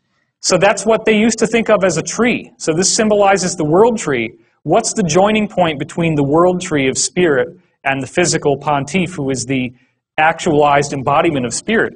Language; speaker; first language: English; native; English